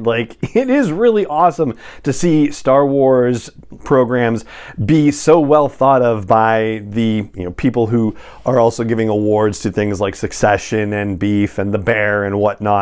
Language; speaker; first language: English; native; English